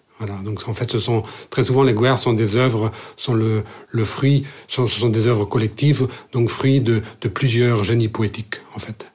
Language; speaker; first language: French; non-native, local second language; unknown